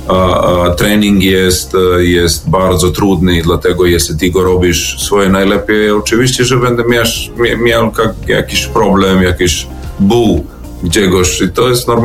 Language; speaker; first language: Polish; non-native, learner; Serbian